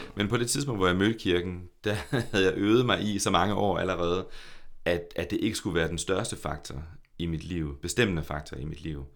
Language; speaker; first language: Danish; native; Danish